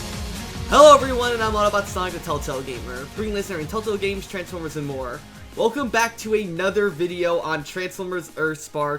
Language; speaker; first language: English; native; English